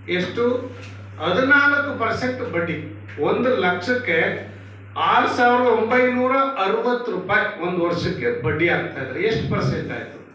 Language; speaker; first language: Kannada; native; Kannada